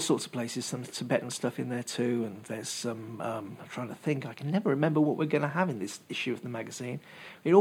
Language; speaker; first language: English; native; English